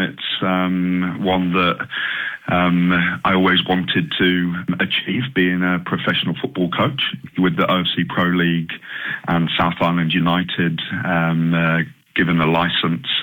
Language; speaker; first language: English; native; English